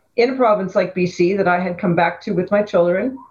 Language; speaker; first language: English; native; English